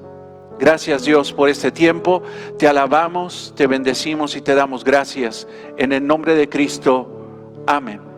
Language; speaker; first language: Spanish; native; Spanish